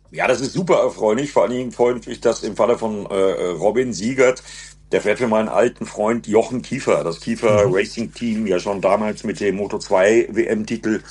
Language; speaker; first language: German; native; German